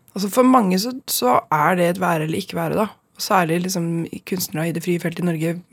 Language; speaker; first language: Norwegian; native; Norwegian